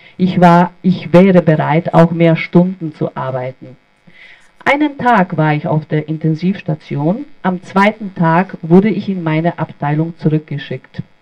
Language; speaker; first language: German; non-native, fluent; Bosnian